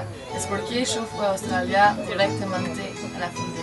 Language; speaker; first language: Spanish; non-native, learner; French